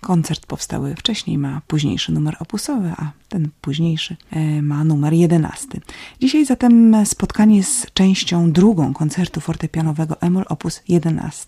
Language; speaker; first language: Polish; native; Polish